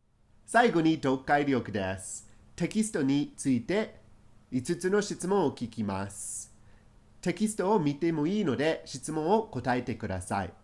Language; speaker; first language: Japanese; non-native, fluent; English